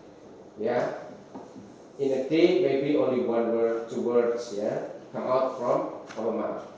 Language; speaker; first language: English; non-native, fluent; Indonesian